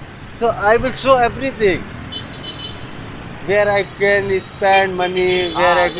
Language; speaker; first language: English; non-native, learner; Hindi